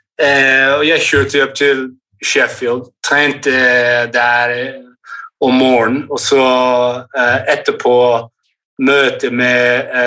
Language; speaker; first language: Norwegian; early bilingual, heritage; English